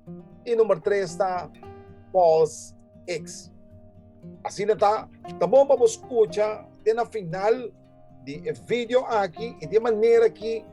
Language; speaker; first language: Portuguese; non-native, learner; Papiamento